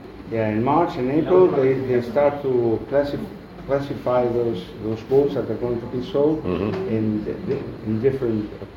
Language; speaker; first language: English; non-native, fluent; Spanish